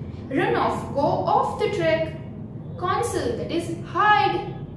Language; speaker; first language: English; non-native, local second language; Gujarati